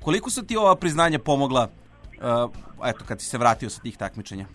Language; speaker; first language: Serbian; native; Serbian